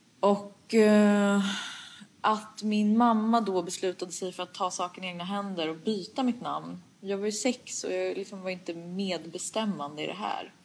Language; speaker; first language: Swedish; early bilingual, other home language; Persian